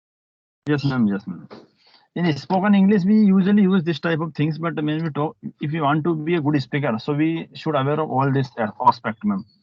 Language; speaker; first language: English; non-native, local second language; Hindi